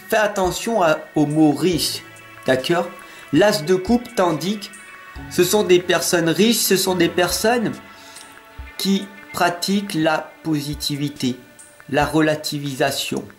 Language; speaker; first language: French; native; French